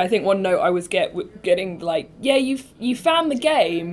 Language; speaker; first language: English; native; English